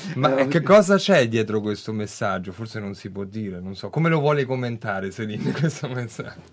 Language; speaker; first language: Italian; native; Italian